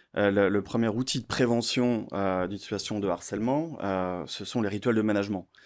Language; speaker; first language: French; native; French